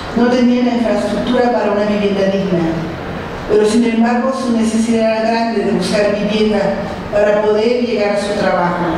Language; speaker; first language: Spanish; early bilingual, heritage; Spanish